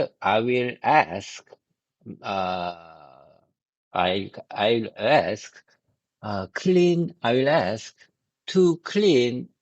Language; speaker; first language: English; non-native, learner; Korean